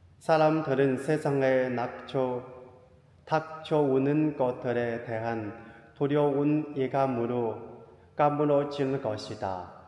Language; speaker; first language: Korean; non-native, fluent; Chinese